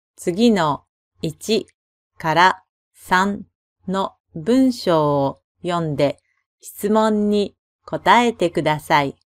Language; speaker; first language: Japanese; native; Japanese